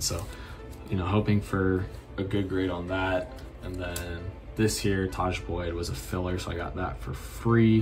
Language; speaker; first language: English; native; English